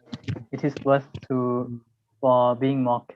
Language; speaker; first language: English; non-native, learner; Thai